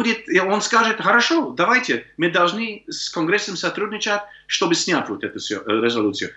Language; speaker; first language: Russian; non-native, fluent; English